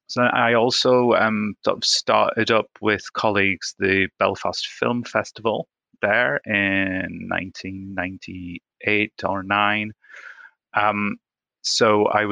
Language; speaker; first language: English; native; English